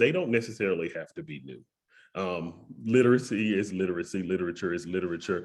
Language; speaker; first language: English; native; English